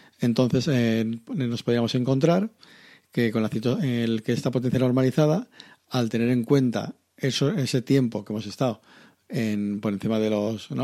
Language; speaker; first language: Spanish; native; Spanish